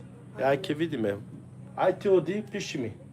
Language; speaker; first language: Macedonian; early bilingual, heritage; Macedonian